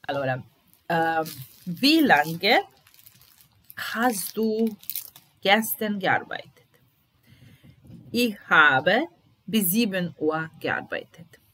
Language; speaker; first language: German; non-native, fluent; Italian